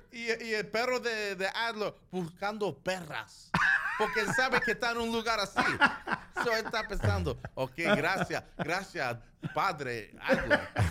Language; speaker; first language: Spanish; early bilingual, other home language; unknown